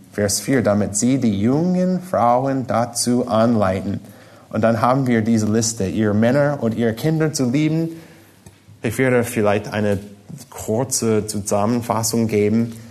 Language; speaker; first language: German; non-native, fluent; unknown